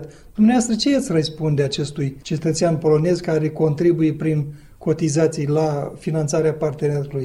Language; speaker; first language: Romanian; native; Romanian